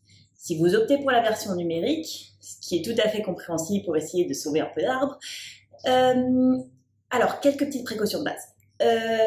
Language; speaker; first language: French; native; French